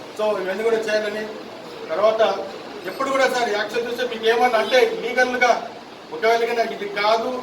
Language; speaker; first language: Telugu; native; Telugu